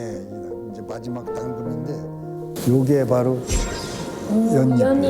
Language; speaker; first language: Korean; native; Korean